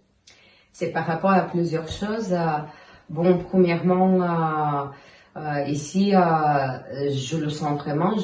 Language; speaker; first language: French; non-native, fluent; Bulgarian